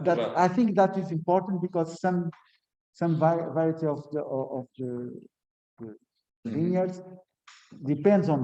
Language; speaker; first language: English; non-native, learner; Portuguese